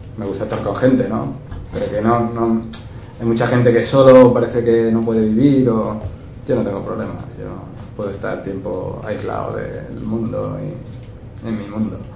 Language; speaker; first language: Spanish; native; Spanish